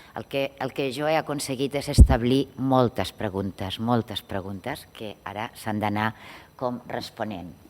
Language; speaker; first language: Catalan; non-native, local second language; Spanish